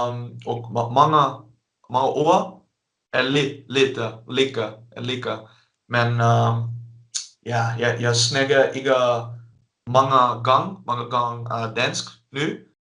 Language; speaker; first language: Swedish; non-native, learner; Dutch